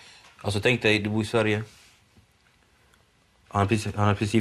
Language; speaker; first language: Swedish; non-native, local second language; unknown